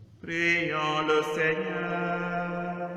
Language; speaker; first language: French; native; French